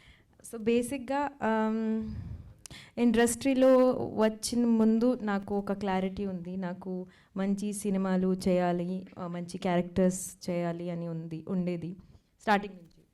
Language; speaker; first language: Telugu; non-native, fluent; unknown